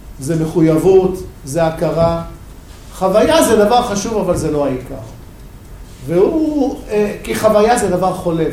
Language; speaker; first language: Hebrew; non-native, fluent; English